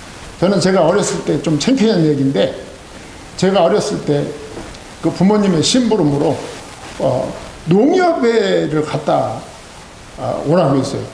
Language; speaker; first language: Korean; native; Korean